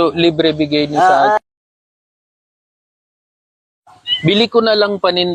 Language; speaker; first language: Filipino; non-native, learner; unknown